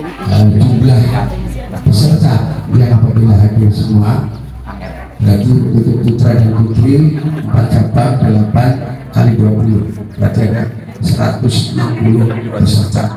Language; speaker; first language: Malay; non-native, local second language; Javanese